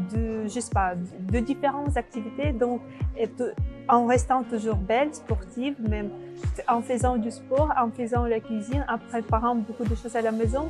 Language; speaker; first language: French; non-native, fluent; Russian